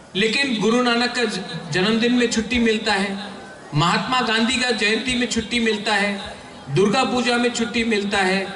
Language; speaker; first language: Hindi; non-native, local second language; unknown